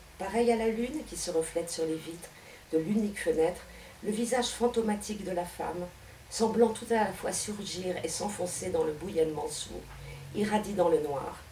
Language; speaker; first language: French; native; French